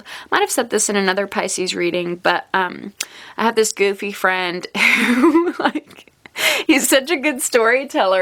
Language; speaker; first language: English; native; English